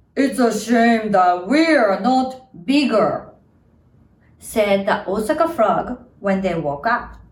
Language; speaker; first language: English; non-native, fluent; Japanese